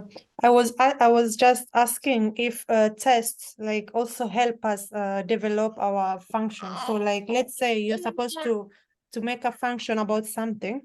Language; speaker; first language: English; non-native, fluent; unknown